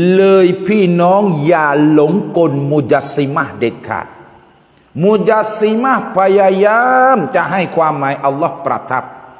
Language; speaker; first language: Thai; non-native, local second language; Malay